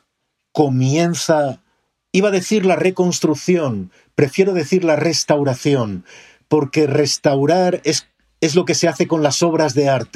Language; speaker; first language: Spanish; native; Spanish